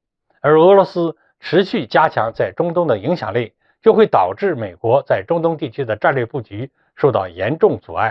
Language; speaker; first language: Chinese; native; Chinese